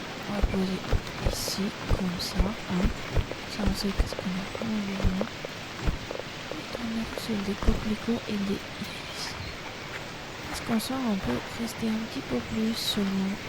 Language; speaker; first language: French; non-native, fluent; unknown